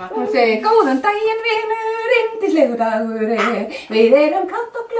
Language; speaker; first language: Icelandic; non-native, fluent; Danish